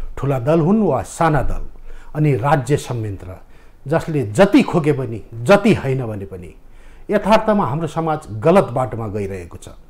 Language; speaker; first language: Nepali; native; Nepali